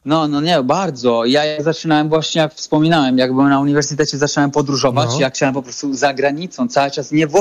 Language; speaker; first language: Polish; non-native, fluent; Italian